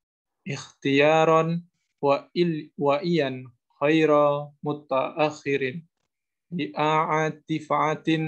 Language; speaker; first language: Arabic; non-native, learner; Indonesian